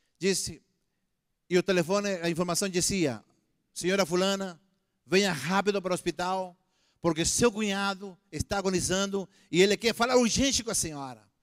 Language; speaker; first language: Portuguese; non-native, fluent; Spanish